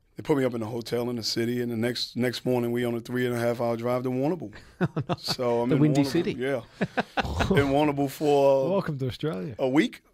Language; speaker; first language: English; native; English